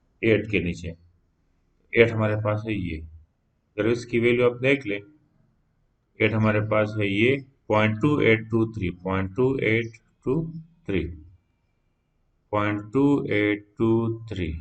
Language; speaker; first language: Hindi; non-native, local second language; Punjabi